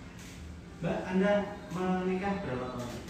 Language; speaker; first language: Indonesian; native; Indonesian